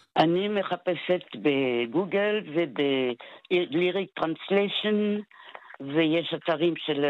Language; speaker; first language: Hebrew; non-native, fluent; French